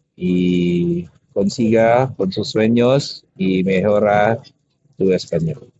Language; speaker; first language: Spanish; non-native, learner; Filipino